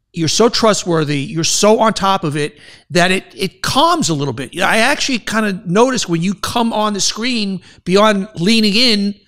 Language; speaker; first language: English; native; English